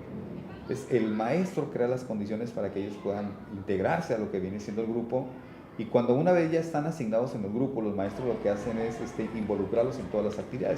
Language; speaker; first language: Spanish; native; Spanish